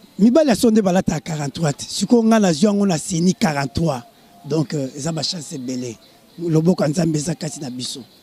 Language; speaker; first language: Lingala; native; Lingala